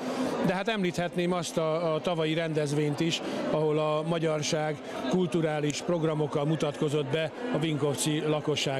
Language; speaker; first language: Hungarian; native; Hungarian